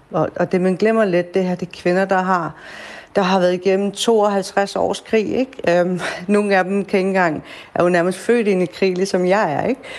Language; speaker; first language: Danish; early bilingual, other home language; Persian